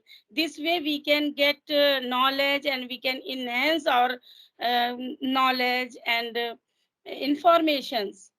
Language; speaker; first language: English; non-native, fluent; Hindi